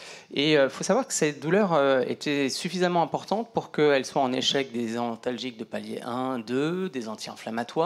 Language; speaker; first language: French; native; French